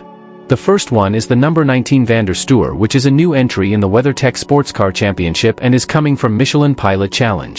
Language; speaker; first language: English; non-native, fluent; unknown